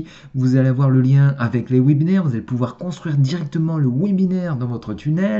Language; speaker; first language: French; native; French